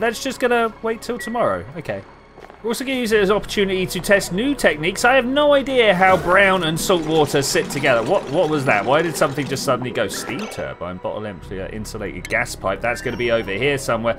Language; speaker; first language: English; native; English